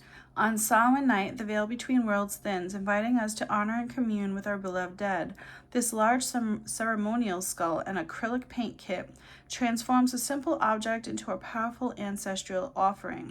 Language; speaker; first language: English; native; English